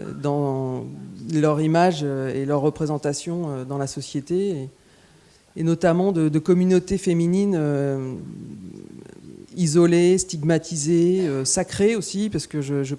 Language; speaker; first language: French; native; French